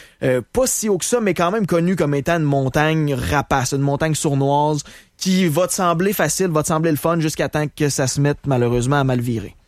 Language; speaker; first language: French; native; French